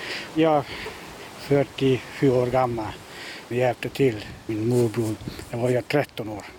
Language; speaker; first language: Swedish; non-native, fluent; Hungarian